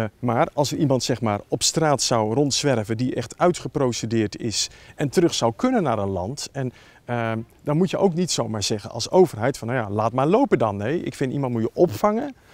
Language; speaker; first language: Dutch; native; Dutch